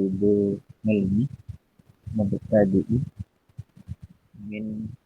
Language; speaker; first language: Arabic; non-native, learner; Indonesian